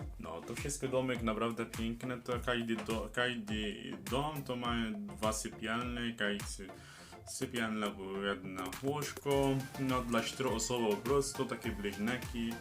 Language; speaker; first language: Polish; non-native, learner; Arabic